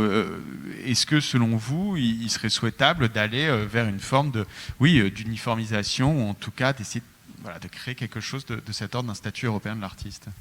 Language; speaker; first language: French; native; French